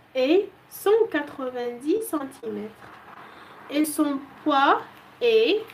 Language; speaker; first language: French; non-native, local second language; Arabic